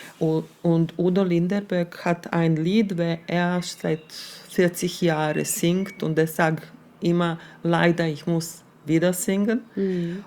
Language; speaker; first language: German; non-native, fluent; Serbian